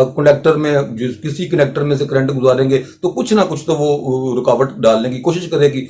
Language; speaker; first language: Urdu; non-native, local second language; Punjabi